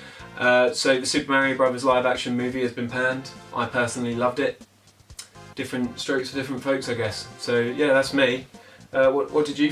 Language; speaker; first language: English; native; English